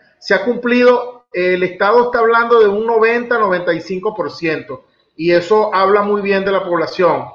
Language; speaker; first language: Spanish; native; Spanish